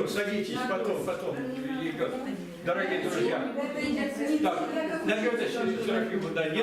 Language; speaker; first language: Russian; native; Russian